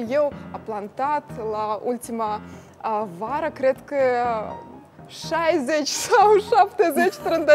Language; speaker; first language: Romanian; non-native, learner; Russian